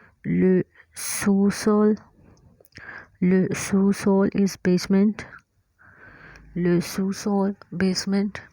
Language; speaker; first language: French; non-native, fluent; Hindi